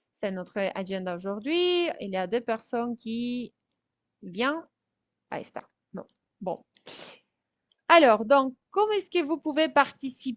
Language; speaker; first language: French; non-native, fluent; Spanish